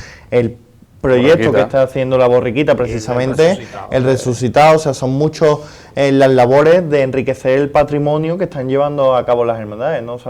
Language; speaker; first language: Spanish; native; Spanish